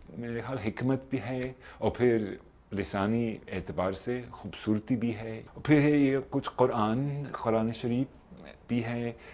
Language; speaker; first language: Urdu; non-native, fluent; English